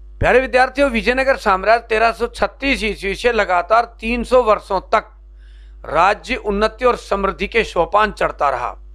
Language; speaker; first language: Hindi; native; Hindi